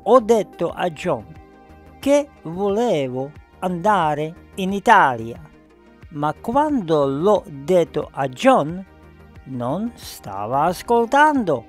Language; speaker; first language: Italian; non-native, fluent; Czech